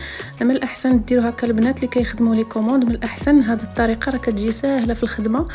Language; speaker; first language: Arabic; native; Arabic